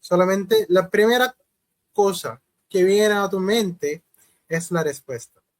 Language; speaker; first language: Spanish; non-native, learner; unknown